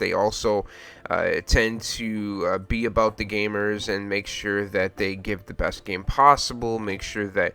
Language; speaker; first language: English; native; English